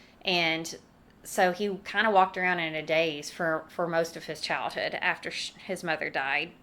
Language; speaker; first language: English; native; English